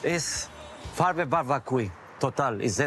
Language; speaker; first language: German; non-native, learner; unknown